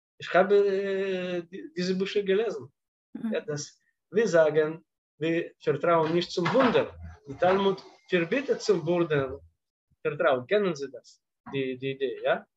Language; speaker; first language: German; non-native, fluent; Russian